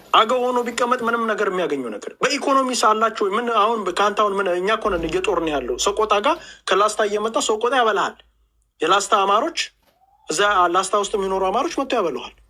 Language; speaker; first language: Amharic; native; Amharic